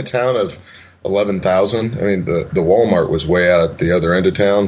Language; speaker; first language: English; native; English